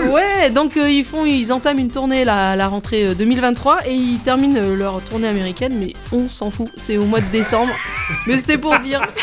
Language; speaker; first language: French; native; French